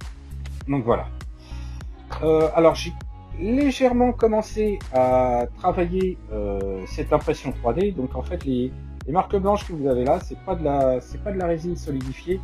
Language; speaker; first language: French; native; French